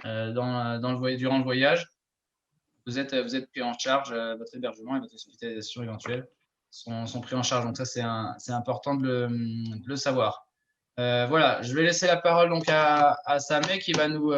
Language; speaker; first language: French; native; French